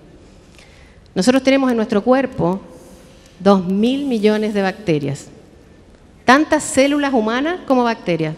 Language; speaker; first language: Spanish; native; Spanish